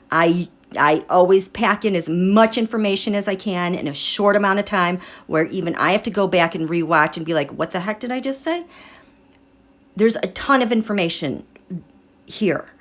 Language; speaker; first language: English; native; English